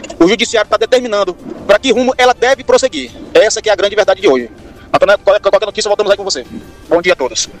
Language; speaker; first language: Portuguese; native; Portuguese